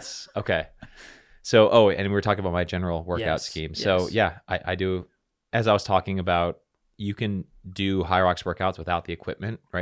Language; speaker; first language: English; native; English